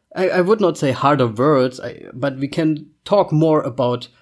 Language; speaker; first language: English; non-native, fluent; German